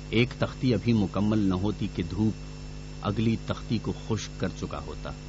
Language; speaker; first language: Urdu; non-native, local second language; Pashto